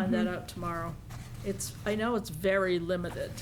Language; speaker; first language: English; native; English